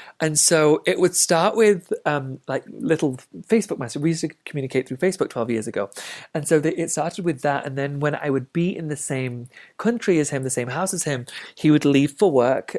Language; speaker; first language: English; native; English